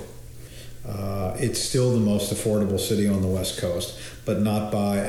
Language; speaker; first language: English; native; English